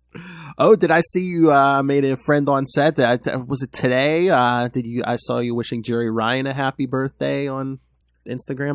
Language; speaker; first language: English; native; English